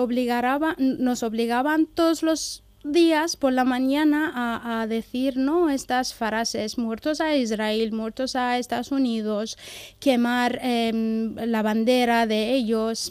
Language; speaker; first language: Spanish; non-native, fluent; Persian